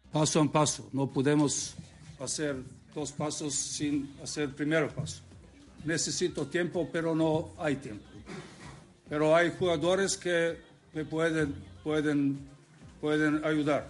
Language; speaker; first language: Spanish; non-native, learner; Serbian